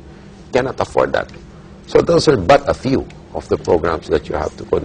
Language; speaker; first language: English; non-native, local second language; Filipino